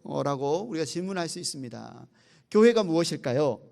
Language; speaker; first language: Korean; native; Korean